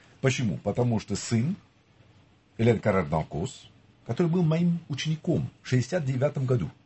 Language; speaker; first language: Russian; non-native, fluent; French